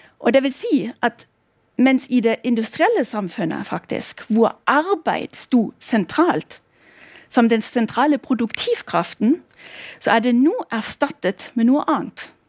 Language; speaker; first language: Norwegian; non-native, fluent; German